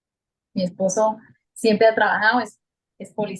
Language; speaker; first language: Spanish; native; Spanish